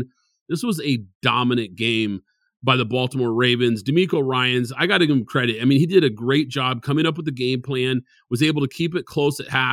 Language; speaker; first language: English; native; English